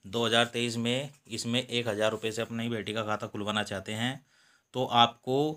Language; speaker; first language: Hindi; native; Hindi